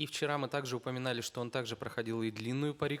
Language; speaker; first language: Russian; native; Russian